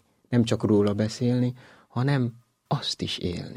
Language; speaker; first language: Hungarian; non-native, learner; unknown